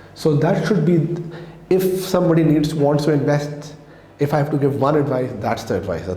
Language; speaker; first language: English; non-native, local second language; Urdu